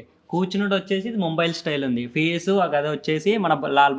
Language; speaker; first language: Telugu; native; Telugu